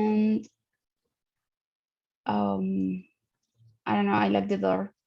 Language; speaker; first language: English; non-native, learner; Spanish